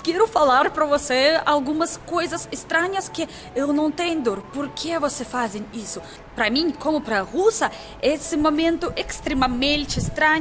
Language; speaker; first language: Portuguese; non-native, learner; Russian